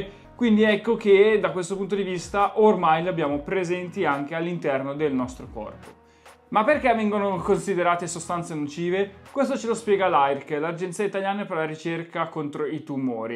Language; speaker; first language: Italian; native; Italian